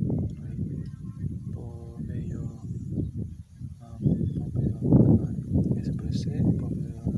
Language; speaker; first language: French; non-native, learner; Portuguese